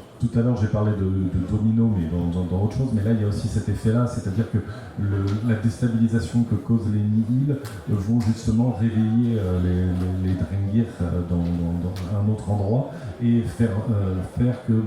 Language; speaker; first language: French; native; French